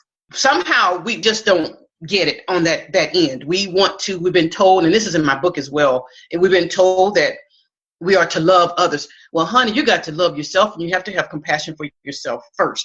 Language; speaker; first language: English; native; English